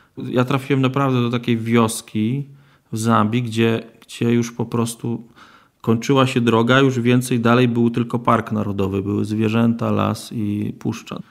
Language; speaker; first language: Polish; native; Polish